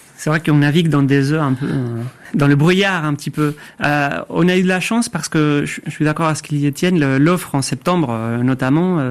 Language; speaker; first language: French; non-native, fluent; Spanish